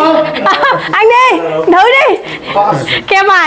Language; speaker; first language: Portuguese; non-native, learner; Vietnamese